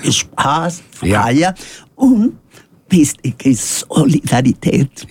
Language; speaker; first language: German; non-native, learner; Spanish